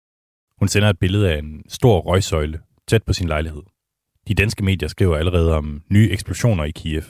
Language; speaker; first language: Danish; native; Danish